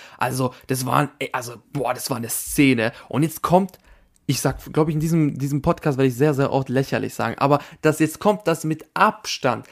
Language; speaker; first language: German; early bilingual, other home language; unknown